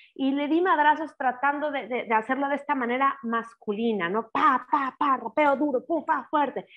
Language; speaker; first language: Spanish; native; Spanish